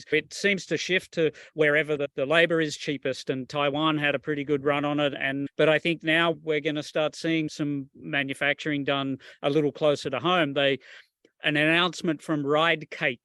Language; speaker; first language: English; native; English